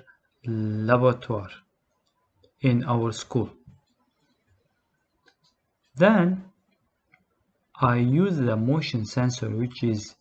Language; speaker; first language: English; non-native, learner; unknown